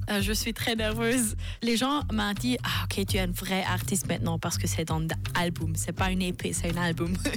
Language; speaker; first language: French; non-native, learner; German